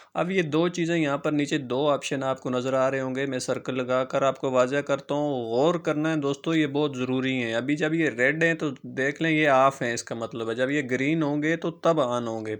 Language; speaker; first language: Urdu; native; Urdu